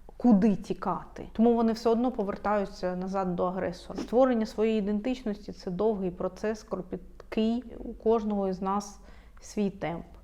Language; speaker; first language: Ukrainian; non-native, local second language; Russian